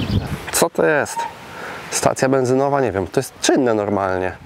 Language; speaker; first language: Polish; native; Polish